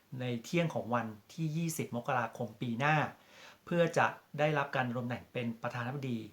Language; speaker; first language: Thai; native; Thai